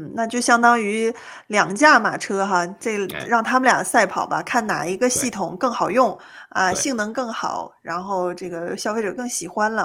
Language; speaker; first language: Chinese; native; Chinese